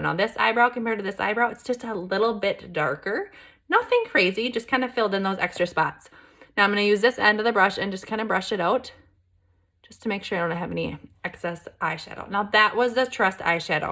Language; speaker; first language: English; native; English